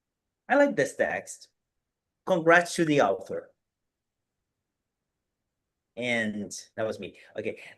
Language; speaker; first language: English; non-native, fluent; Portuguese